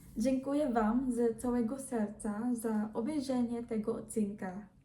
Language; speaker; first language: Polish; non-native, learner; Filipino